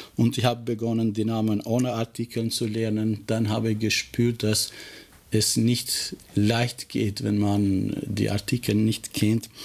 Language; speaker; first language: German; non-native, fluent; Albanian